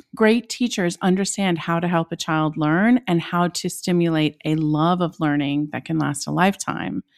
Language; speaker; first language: English; native; English